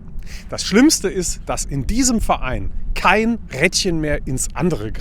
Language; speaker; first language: German; native; German